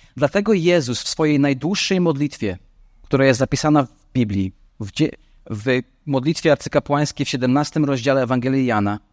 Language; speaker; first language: Polish; non-native, fluent; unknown